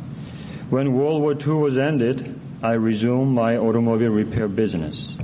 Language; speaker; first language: English; non-native, learner; Korean